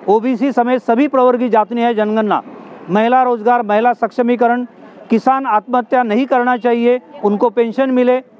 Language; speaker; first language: Hindi; non-native, local second language; Marathi